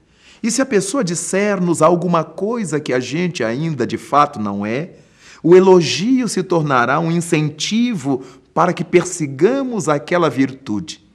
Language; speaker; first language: Portuguese; native; Portuguese